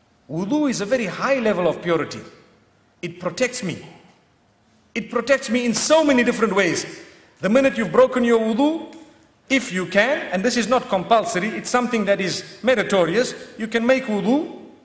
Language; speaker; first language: English; native; English